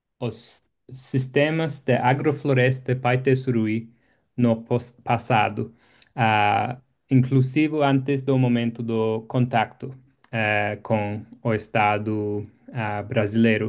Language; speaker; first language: Portuguese; non-native, fluent; English